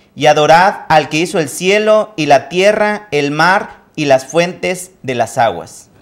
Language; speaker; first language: Spanish; native; Spanish